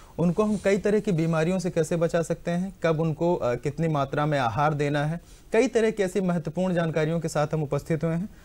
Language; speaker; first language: Hindi; native; Hindi